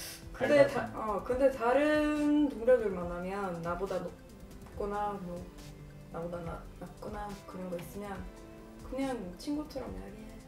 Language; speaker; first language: Korean; non-native, fluent; Swedish